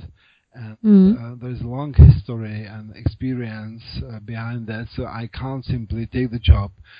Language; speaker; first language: English; non-native, fluent; Czech